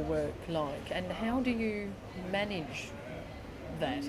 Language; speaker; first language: English; native; English